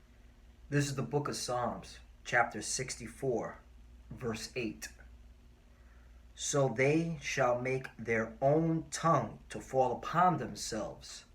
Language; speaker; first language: English; native; English